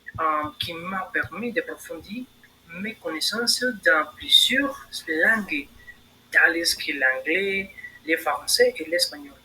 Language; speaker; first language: French; non-native, learner; Spanish